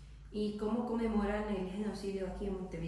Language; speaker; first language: Spanish; non-native, learner; English